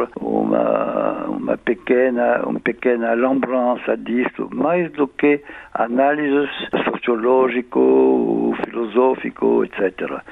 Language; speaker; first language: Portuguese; non-native, fluent; French